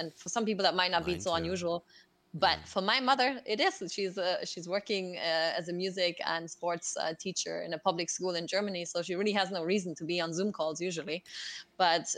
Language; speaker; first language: English; non-native, fluent; German